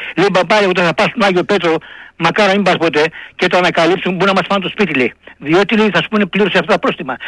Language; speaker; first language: Greek; native; Greek